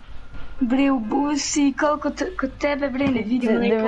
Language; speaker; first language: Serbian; early bilingual, heritage; Serbian